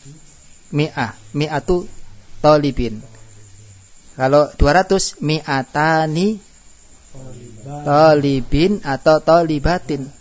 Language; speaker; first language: Arabic; non-native, fluent; Indonesian